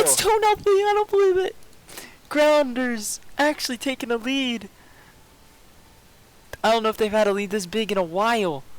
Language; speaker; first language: English; native; English